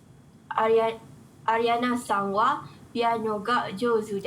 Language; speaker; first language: Japanese; non-native, learner; Malay